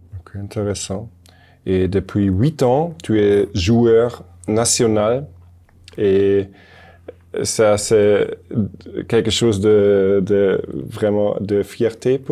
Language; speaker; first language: French; non-native, fluent; German